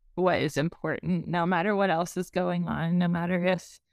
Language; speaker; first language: English; native; English